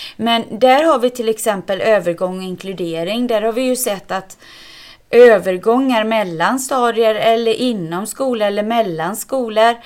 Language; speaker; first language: Swedish; native; Swedish